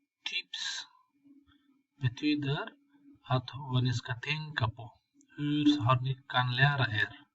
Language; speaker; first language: Swedish; non-native, fluent; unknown